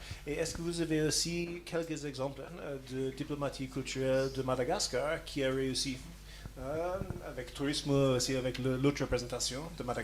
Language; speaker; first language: French; non-native, fluent; English